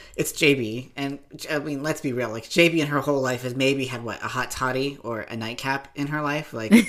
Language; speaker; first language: English; native; English